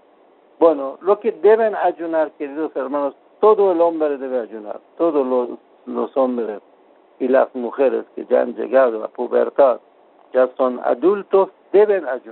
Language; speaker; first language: Spanish; non-native, fluent; Persian